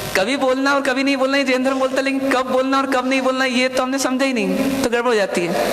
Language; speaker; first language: Hindi; non-native, local second language; Marwari